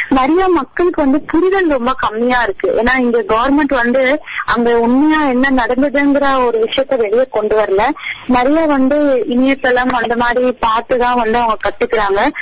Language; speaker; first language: Tamil; non-native, local second language; Telugu